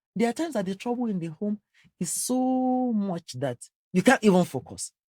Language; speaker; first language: English; non-native, local second language; Yoruba